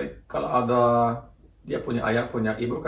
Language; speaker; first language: Indonesian; non-native, fluent; Norwegian